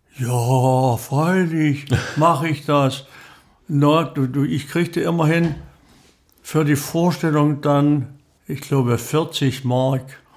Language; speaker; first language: German; native; German